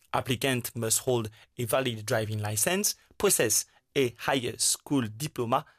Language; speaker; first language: English; non-native, local second language; Morisyen